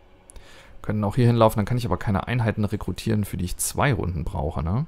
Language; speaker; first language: German; native; German